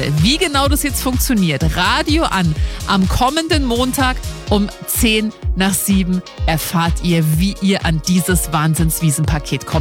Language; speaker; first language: German; native; German